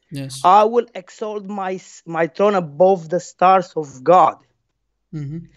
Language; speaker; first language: English; non-native, fluent; Romanian